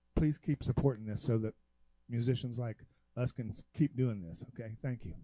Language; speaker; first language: English; native; English